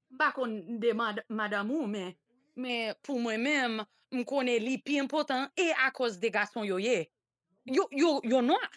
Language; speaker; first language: Haitian Creole; early bilingual, heritage; Haitian Creole